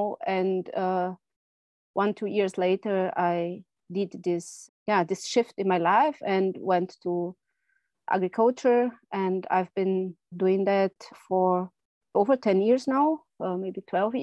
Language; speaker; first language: English; non-native, fluent; Portuguese